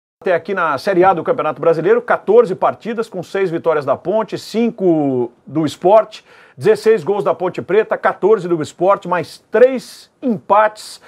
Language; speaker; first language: Portuguese; native; Portuguese